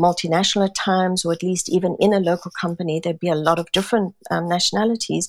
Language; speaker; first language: English; non-native, local second language; Italian